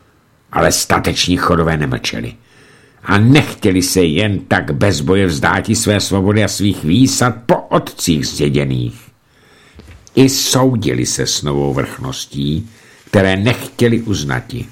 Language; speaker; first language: Czech; native; Czech